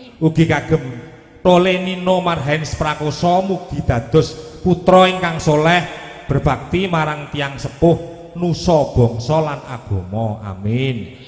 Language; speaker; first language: Javanese; native; Javanese